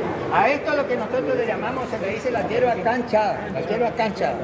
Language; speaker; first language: Spanish; native; Spanish